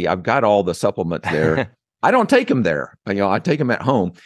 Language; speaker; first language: English; native; English